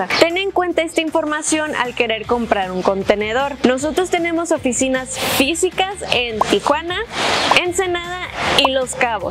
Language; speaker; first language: Spanish; native; Spanish